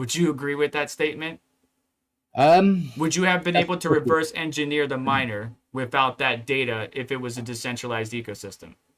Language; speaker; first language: English; native; English